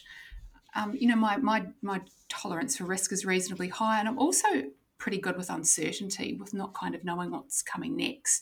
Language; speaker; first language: English; native; English